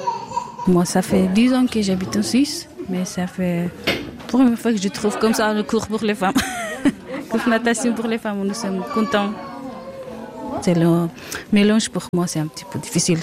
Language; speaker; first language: French; non-native, learner; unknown